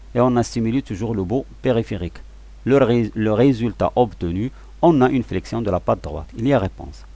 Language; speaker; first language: French; non-native, local second language; Arabic